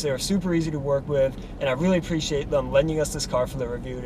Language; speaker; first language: English; native; English